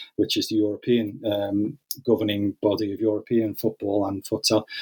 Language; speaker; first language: English; native; English